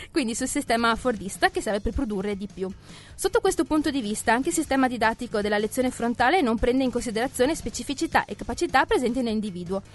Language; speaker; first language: Italian; native; Italian